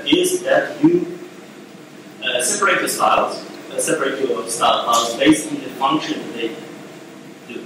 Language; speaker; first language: English; non-native, fluent; Ukrainian